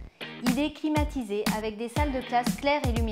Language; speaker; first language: French; native; French